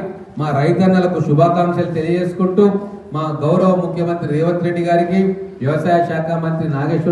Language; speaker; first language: Telugu; native; Telugu